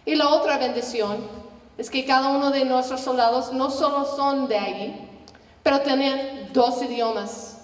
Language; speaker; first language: Spanish; non-native, learner; English